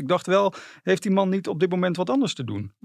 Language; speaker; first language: Dutch; native; Dutch